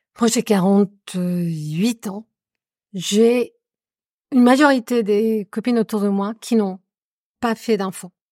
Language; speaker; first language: French; non-native, fluent; Spanish